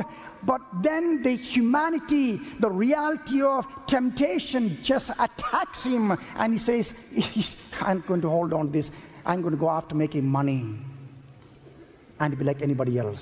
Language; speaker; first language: English; non-native, local second language; Malayalam